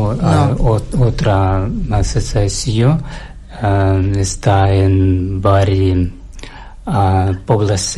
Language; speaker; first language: Catalan; non-native, learner; Russian